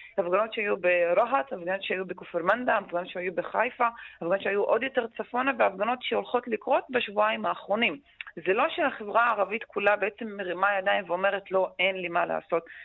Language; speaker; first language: Hebrew; non-native, local second language; Arabic